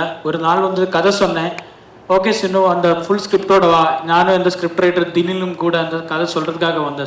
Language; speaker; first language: Tamil; non-native, learner; Malayalam